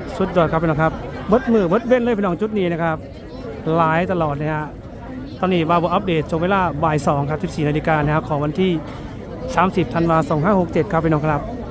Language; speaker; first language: Thai; native; Thai